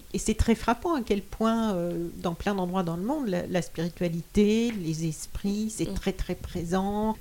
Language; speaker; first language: French; native; French